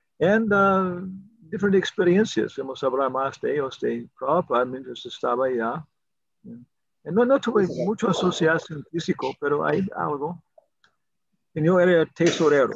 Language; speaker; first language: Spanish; non-native, learner; English